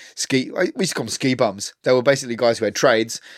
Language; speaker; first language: English; native; English